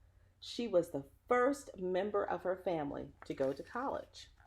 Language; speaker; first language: English; native; English